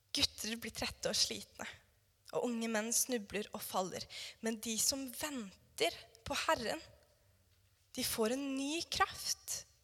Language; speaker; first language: Norwegian; native; Norwegian